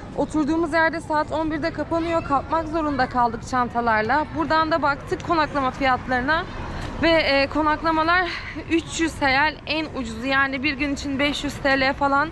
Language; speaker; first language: Turkish; native; Turkish